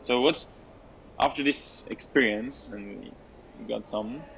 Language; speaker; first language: English; non-native, learner; Czech